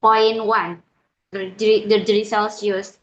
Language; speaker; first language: English; non-native, learner; Indonesian